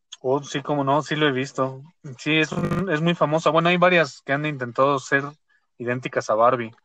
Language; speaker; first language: Spanish; native; Spanish